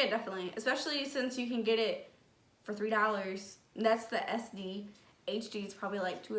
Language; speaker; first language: English; native; English